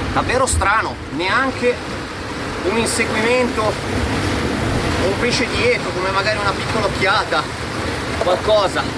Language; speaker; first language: Italian; native; Italian